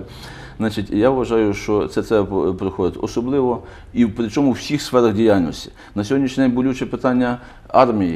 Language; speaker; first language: Ukrainian; native; Ukrainian